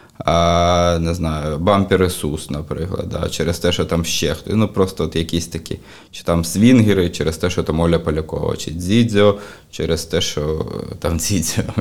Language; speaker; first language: Ukrainian; native; Ukrainian